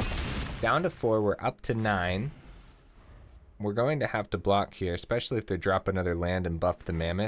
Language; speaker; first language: English; native; English